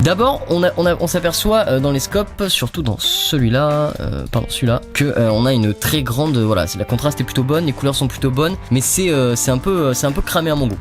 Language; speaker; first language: French; native; French